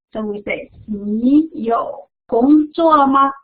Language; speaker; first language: Chinese; non-native, fluent; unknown